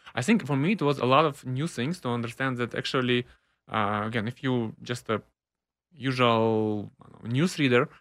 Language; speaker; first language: English; non-native, fluent; Ukrainian